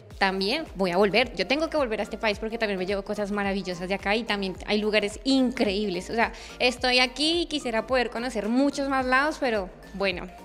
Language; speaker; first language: Spanish; native; Spanish